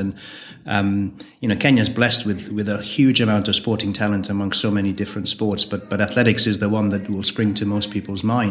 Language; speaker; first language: English; native; English